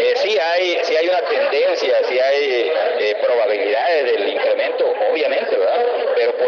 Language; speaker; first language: Spanish; native; Spanish